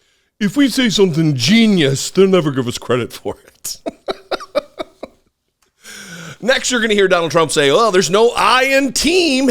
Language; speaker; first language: English; native; English